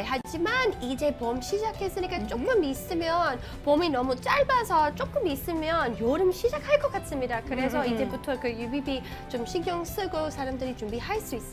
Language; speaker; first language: Korean; non-native, fluent; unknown